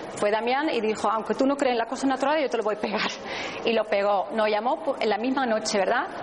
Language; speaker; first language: Spanish; non-native, fluent; Dutch